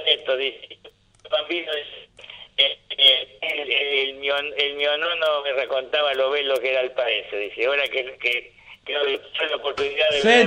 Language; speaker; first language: Italian; non-native, fluent; Spanish